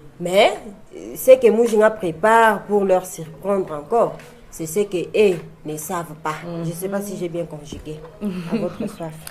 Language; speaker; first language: French; non-native, local second language; Luba-Lulua